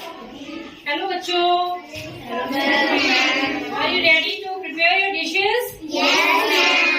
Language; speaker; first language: English; non-native, local second language; Hindi